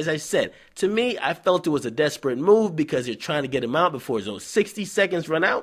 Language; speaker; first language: English; native; English